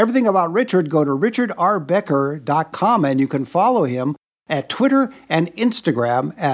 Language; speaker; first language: English; native; English